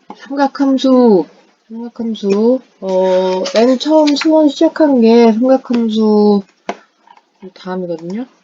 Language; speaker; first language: Korean; non-native, fluent; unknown